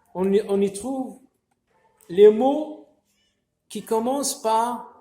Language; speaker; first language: French; non-native, local second language; Arabic